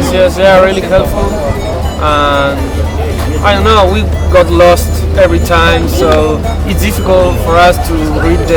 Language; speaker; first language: English; non-native, learner; Spanish